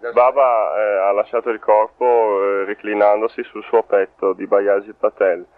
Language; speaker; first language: Italian; native; Italian